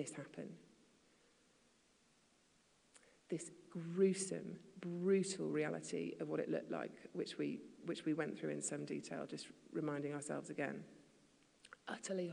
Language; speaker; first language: English; native; English